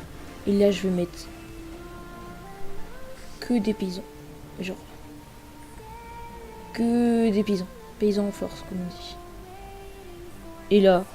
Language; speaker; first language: French; native; French